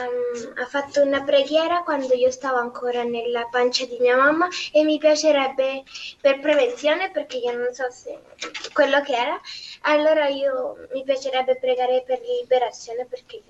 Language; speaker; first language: Italian; non-native, learner; Spanish